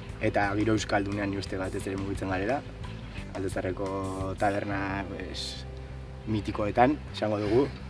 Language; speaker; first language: Basque; native; Basque